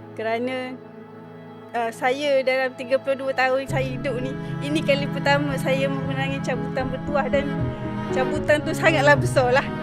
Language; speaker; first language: Malay; native; Malay